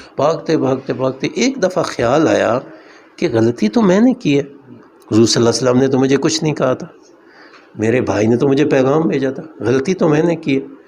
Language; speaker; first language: Urdu; non-native, local second language; Punjabi